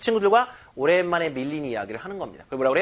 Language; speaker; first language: Korean; native; Korean